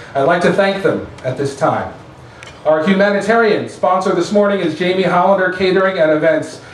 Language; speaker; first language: English; native; English